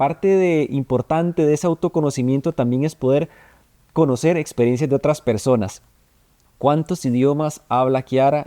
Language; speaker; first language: Spanish; native; Spanish